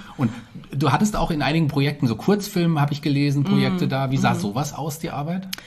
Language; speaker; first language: German; native; German